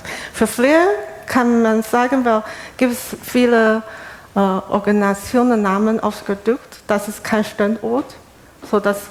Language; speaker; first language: German; non-native, learner; Chinese